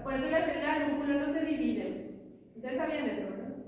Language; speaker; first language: Spanish; native; Spanish